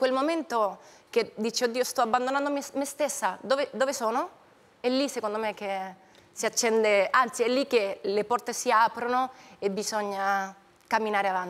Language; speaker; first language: Italian; non-native, fluent; Spanish